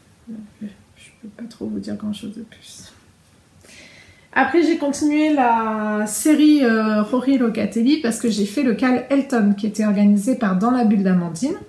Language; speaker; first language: French; native; French